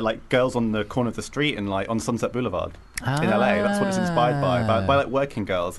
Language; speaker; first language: English; native; English